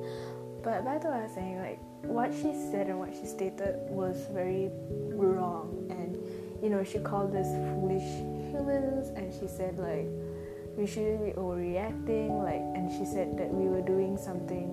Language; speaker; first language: English; non-native, local second language; Tamil